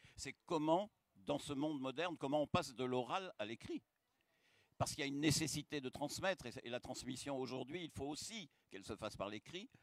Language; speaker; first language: French; native; French